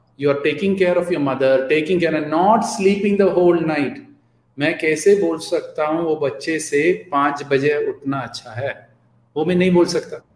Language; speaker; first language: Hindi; non-native, local second language; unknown